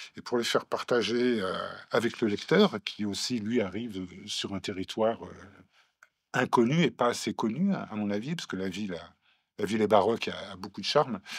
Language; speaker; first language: French; native; French